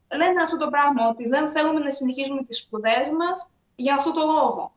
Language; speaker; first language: Greek; non-native, fluent; Ukrainian